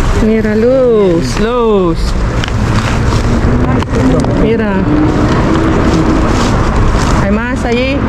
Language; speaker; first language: Spanish; non-native, learner; Filipino